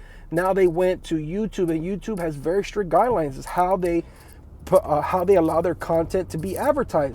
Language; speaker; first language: English; native; English